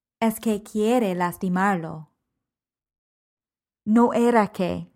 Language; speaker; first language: Spanish; non-native, fluent; English